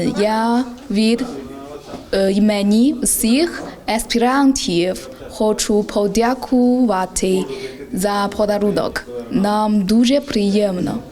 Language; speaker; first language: Ukrainian; non-native, learner; Chinese